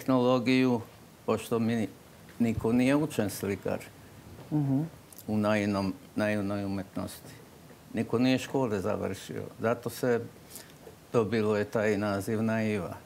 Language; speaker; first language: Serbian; non-native, local second language; Slovak